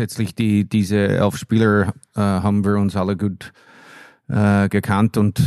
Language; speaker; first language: German; non-native, fluent; English